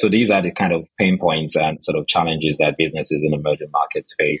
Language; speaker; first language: English; non-native, local second language; Yoruba